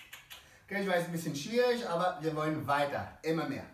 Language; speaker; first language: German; non-native, fluent; French